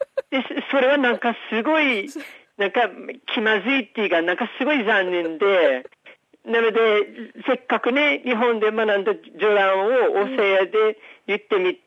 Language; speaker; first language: Japanese; non-native, fluent; English